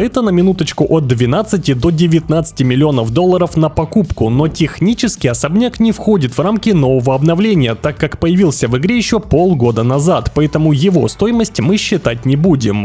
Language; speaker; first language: Russian; native; Russian